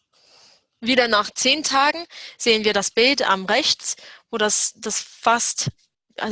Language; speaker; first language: German; non-native, fluent; English